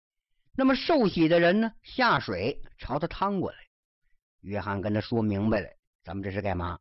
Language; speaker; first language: Chinese; native; Chinese